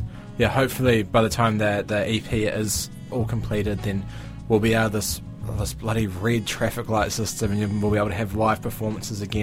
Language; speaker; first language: English; native; English